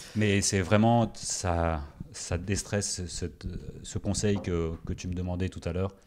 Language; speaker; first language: French; early bilingual, other home language; Greek